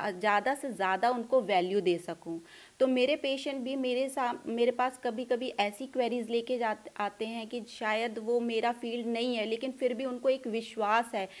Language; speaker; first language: Hindi; non-native, local second language; Punjabi